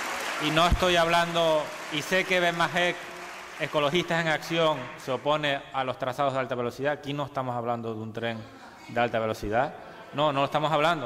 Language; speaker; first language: Spanish; native; Spanish